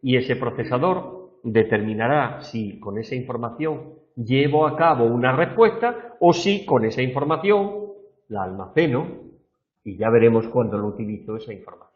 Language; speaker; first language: Spanish; native; Spanish